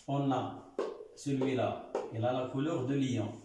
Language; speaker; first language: French; non-native, local second language; Arabic